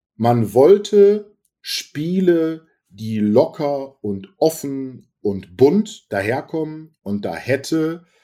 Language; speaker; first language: German; native; German